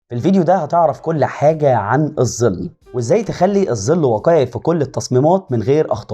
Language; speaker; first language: Arabic; native; Arabic